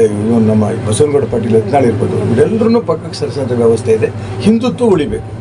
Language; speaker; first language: Kannada; native; Kannada